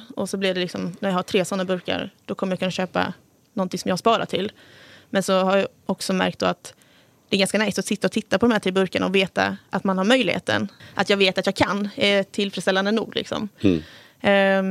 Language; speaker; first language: Swedish; native; Swedish